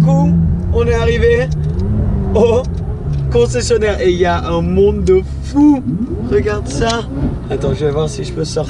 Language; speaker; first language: French; native; French